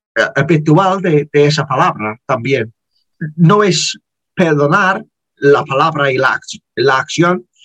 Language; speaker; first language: Spanish; non-native, learner; English